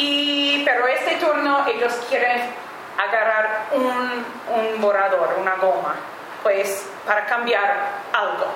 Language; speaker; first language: Spanish; non-native, learner; English